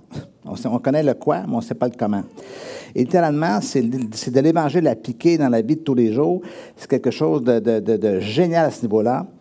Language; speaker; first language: French; native; French